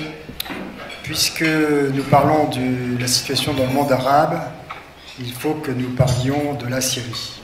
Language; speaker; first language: French; native; French